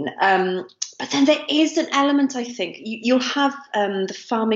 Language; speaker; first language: English; non-native, local second language; Welsh